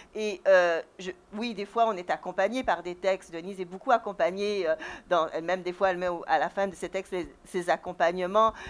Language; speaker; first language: French; native; French